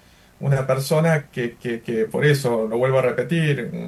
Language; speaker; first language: Spanish; native; Spanish